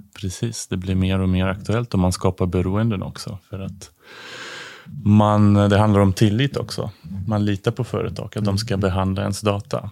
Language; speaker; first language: Swedish; non-native, fluent; Ukrainian